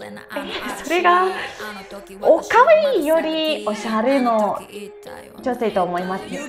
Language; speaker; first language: Japanese; non-native, fluent; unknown